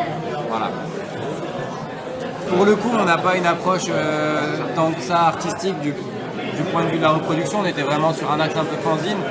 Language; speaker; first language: French; native; French